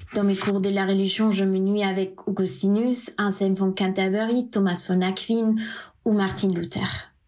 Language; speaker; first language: French; non-native, fluent; German